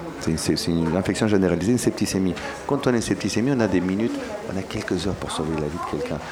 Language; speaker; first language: French; early bilingual, other home language; Spanish